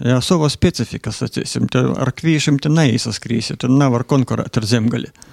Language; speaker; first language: Latvian; native; Latvian